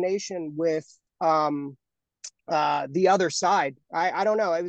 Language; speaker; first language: English; native; English